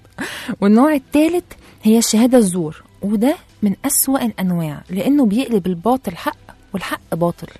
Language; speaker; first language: Arabic; native; Arabic